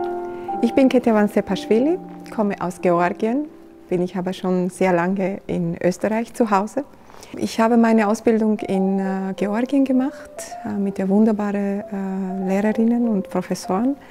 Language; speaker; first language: German; non-native, fluent; Georgian